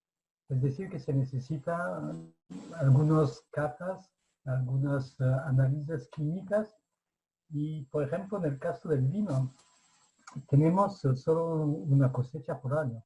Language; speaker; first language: Spanish; non-native, fluent; French